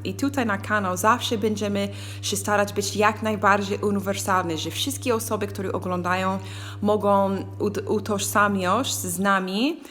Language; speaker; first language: Polish; non-native, learner; English